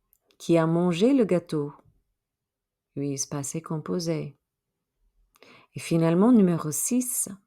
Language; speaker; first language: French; non-native, fluent; English